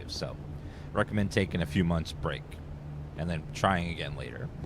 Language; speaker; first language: English; native; English